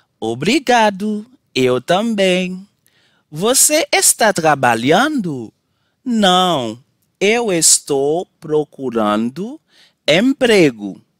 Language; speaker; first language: Portuguese; non-native, learner; Haitian Creole